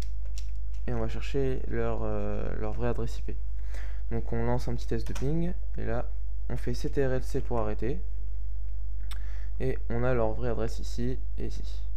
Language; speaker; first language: French; native; French